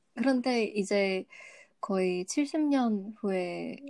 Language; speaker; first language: Korean; non-native, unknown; Vietnamese